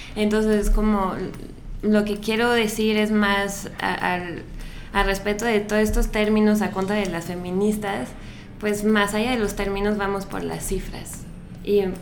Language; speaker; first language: Spanish; non-native, fluent; French